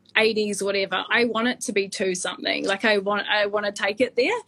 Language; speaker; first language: English; native; English